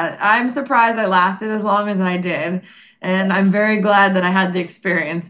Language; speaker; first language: English; native; English